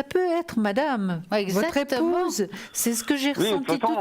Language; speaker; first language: French; native; French